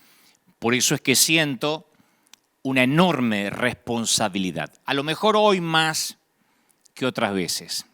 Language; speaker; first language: Spanish; native; Spanish